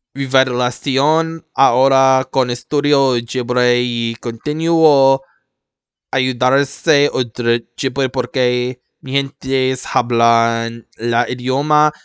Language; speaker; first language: Spanish; non-native, learner; English